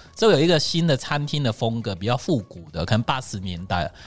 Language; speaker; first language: Chinese; non-native, local second language; Cantonese